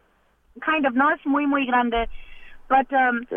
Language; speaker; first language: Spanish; early bilingual, heritage; English